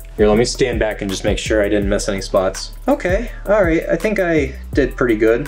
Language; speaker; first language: English; native; English